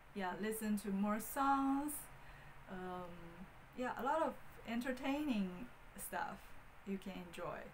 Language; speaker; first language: English; non-native, fluent; Chinese